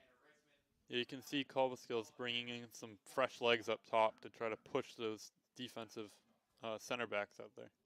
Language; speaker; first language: English; native; English